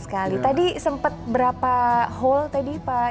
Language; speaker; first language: Indonesian; native; Indonesian